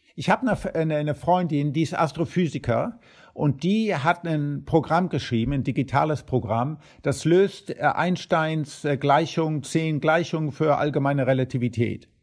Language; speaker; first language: German; early bilingual, heritage; German